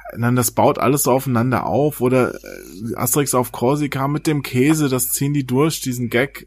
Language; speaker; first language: German; native; German